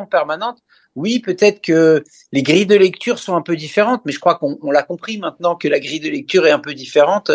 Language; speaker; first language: French; native; French